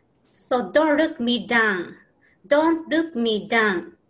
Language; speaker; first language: English; non-native, learner; Japanese